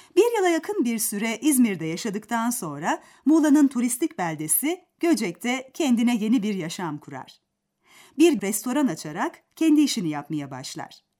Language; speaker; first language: Turkish; native; Turkish